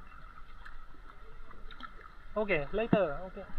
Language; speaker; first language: English; non-native, learner; Vietnamese